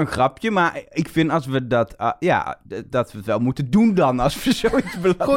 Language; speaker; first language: Dutch; native; Dutch